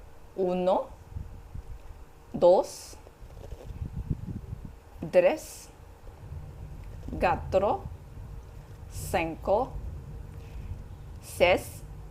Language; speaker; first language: Spanish; non-native, learner; Chinese